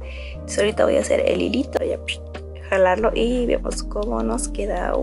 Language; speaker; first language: Spanish; native; Spanish